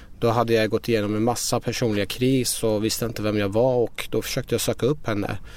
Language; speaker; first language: Swedish; early bilingual, other home language; Persian